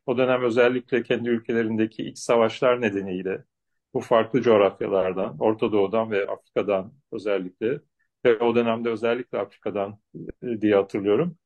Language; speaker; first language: Turkish; native; Turkish